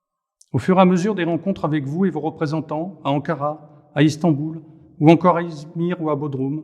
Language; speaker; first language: French; native; French